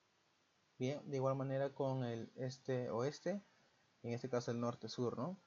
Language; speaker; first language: Spanish; native; Spanish